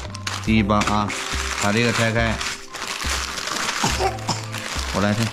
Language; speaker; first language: Chinese; native; Chinese